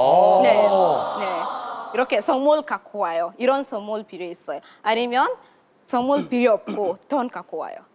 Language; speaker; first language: Korean; non-native, learner; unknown